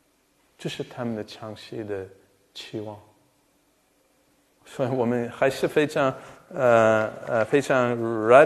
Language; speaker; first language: Chinese; non-native, fluent; English